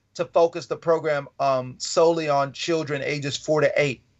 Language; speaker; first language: English; native; English